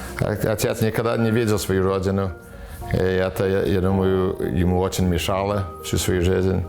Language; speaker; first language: Russian; early bilingual, heritage; Russian